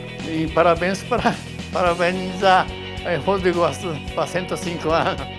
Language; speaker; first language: Portuguese; non-native, learner; Japanese